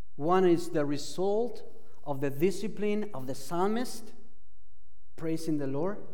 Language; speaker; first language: English; non-native, fluent; Spanish